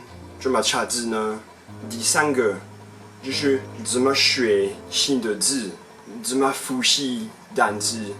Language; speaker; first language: Chinese; non-native, fluent; French